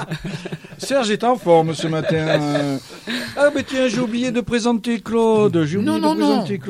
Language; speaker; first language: French; native; French